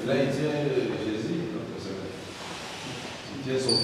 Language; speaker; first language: French; non-native, local second language; Swahili